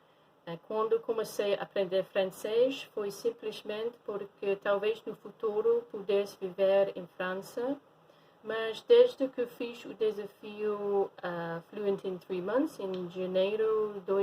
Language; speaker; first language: Portuguese; non-native, fluent; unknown